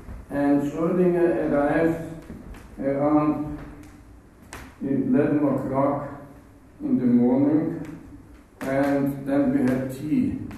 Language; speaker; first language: English; non-native, fluent; German